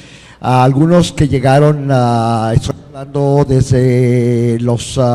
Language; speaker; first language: Spanish; non-native, fluent; Portuguese